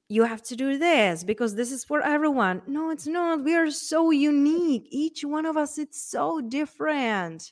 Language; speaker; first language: English; non-native, fluent; Czech